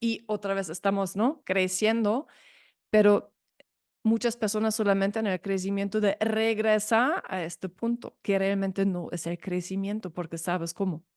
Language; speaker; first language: Spanish; non-native, fluent; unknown